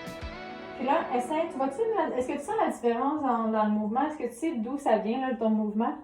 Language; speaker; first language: French; native; French